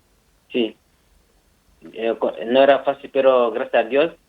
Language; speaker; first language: Spanish; non-native, fluent; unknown